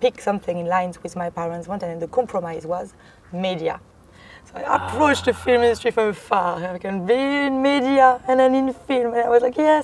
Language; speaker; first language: English; non-native, fluent; French